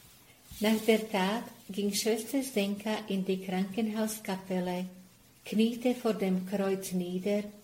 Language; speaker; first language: German; non-native, fluent; Slovak